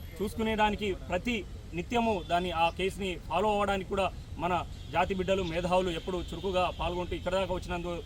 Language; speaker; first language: Telugu; non-native, local second language; Lambadi